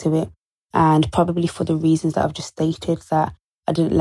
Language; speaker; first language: English; native; English